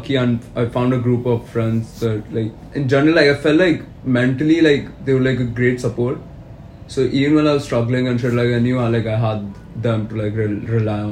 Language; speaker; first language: English; non-native, local second language; Hindi